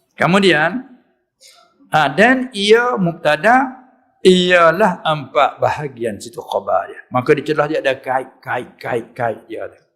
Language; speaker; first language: Malay; native; Malay